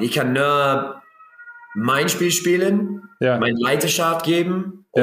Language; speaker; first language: German; non-native, learner; English